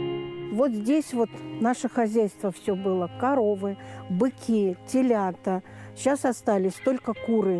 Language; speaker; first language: Russian; native; Russian